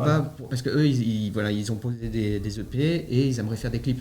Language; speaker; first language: French; native; French